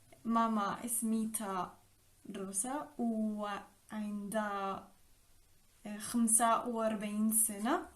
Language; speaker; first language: Arabic; non-native, learner; Spanish